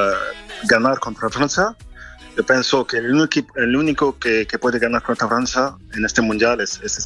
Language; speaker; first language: Spanish; non-native, learner; French